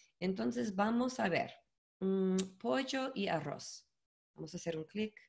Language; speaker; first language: Spanish; non-native, learner; English